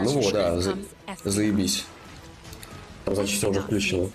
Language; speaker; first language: Russian; native; Russian